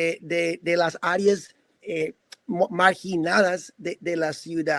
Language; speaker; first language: Spanish; non-native, fluent; English